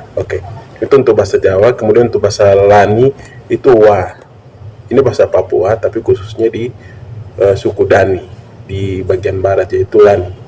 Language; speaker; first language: Indonesian; non-native, local second language; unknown